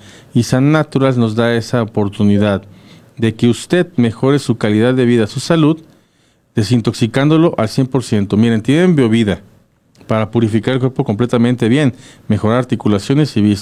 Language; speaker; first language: Spanish; native; Spanish